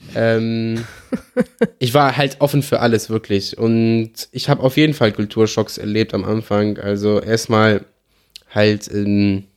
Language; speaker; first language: German; non-native, fluent; Arabic